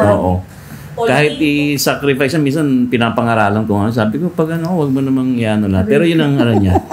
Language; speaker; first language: Filipino; native; Filipino